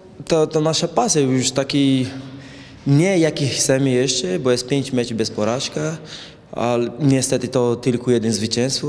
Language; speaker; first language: Polish; non-native, fluent; Portuguese